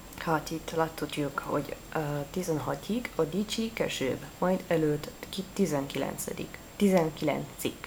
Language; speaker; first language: Hungarian; non-native, learner; Italian